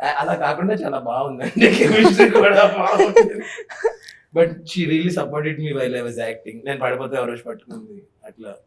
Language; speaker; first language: Telugu; native; Telugu